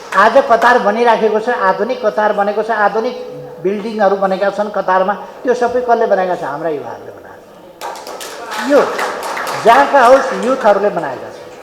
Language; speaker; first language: Nepali; native; Nepali